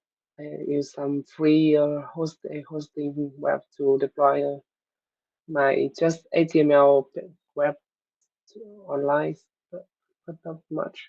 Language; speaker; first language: English; non-native, learner; Vietnamese